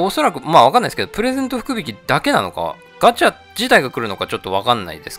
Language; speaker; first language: Japanese; native; Japanese